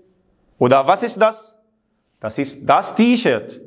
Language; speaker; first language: German; non-native, fluent; Arabic